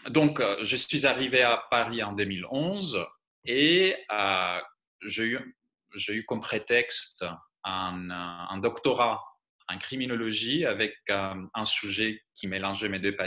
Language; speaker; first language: French; non-native, fluent; Greek